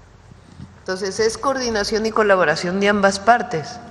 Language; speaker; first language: Spanish; native; Spanish